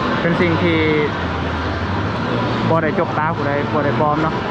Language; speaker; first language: Thai; non-native, local second language; Northeastern Thai